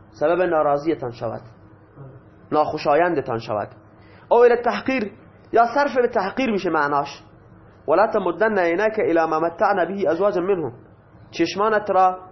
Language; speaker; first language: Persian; non-native, local second language; Baluchi